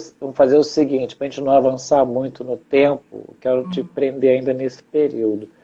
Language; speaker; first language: Portuguese; native; Portuguese